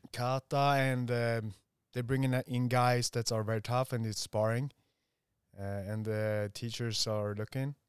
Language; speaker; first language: English; non-native, fluent; Swedish